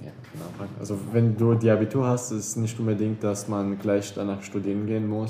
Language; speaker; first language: German; non-native, local second language; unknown